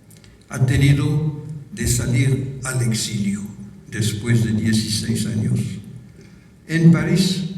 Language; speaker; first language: Spanish; non-native, fluent; French